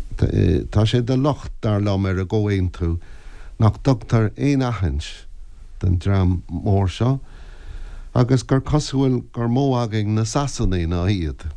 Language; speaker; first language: Irish; non-native, local second language; English